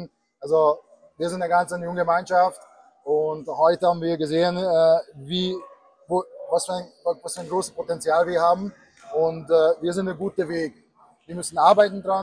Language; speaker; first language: German; non-native, fluent; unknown